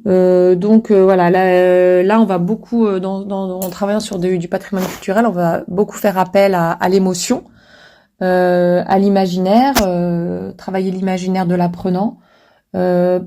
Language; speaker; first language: French; native; French